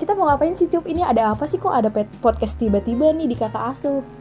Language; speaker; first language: Indonesian; native; Indonesian